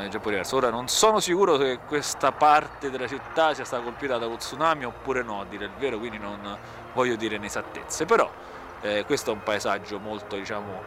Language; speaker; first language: Italian; native; Italian